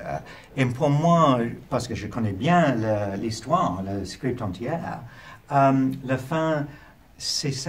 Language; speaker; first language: French; non-native, learner; English